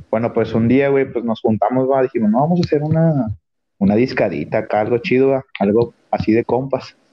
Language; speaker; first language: Spanish; native; Spanish